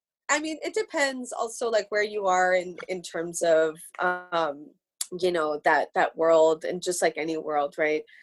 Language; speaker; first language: English; early bilingual, other home language; Spanish